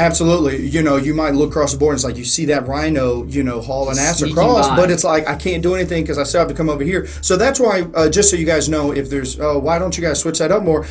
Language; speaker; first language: English; native; English